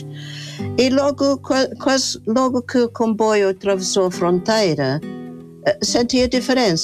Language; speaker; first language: Portuguese; non-native, fluent; English